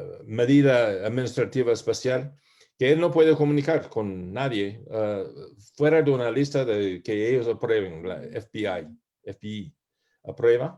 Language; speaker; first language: Spanish; non-native, learner; English